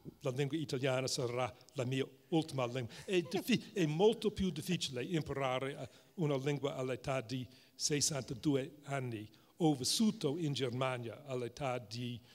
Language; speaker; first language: Italian; non-native, fluent; English